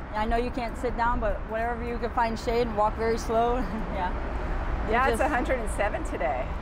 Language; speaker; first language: English; native; English